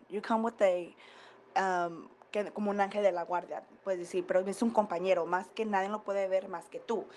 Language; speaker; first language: Spanish; early bilingual, heritage; Spanish